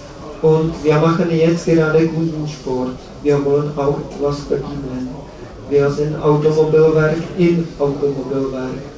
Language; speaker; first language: German; non-native, learner; Czech